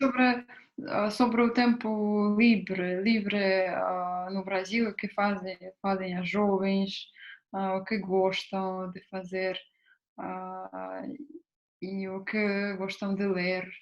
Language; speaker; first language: Portuguese; non-native, fluent; Russian